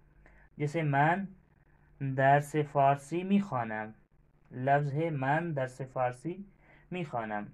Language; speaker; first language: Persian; non-native, fluent; Urdu